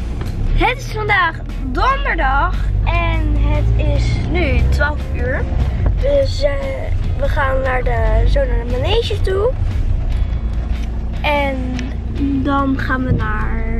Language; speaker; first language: Dutch; native; Dutch